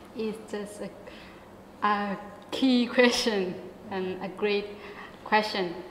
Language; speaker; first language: English; non-native, learner; Thai